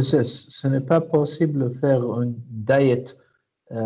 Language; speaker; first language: French; non-native, learner; Arabic